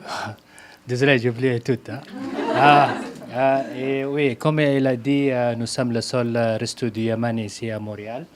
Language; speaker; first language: French; non-native, learner; Arabic